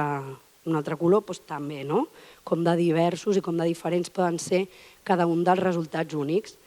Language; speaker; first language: Catalan; native; Catalan